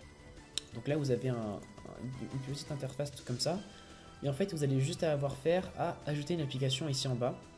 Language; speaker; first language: French; native; French